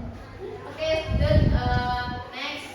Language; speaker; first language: English; non-native, learner; Indonesian